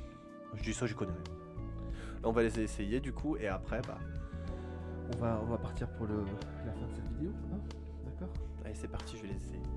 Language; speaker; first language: French; native; French